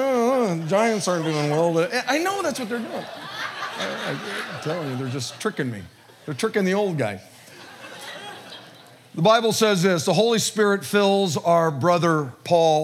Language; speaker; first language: English; native; English